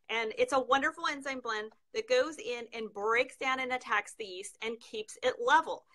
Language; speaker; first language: English; native; English